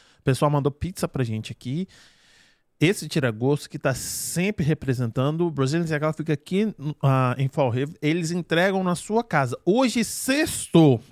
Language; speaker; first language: Portuguese; native; Portuguese